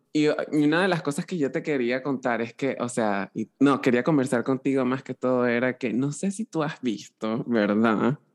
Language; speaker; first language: Spanish; native; Spanish